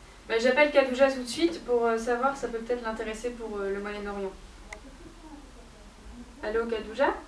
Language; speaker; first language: French; native; French